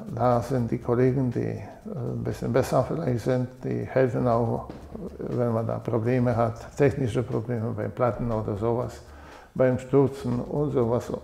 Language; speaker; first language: German; non-native, fluent; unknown